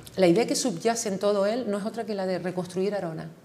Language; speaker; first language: Spanish; native; Spanish